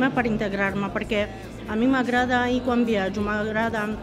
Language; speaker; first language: Catalan; non-native, fluent; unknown